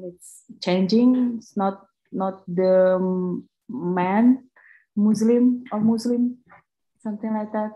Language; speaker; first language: English; non-native, fluent; Indonesian